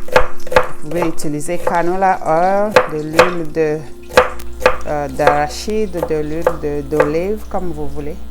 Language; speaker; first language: French; non-native, local second language; Ewe